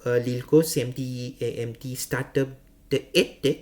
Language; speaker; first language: French; non-native, learner; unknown